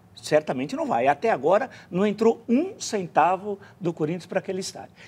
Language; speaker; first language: Portuguese; native; Portuguese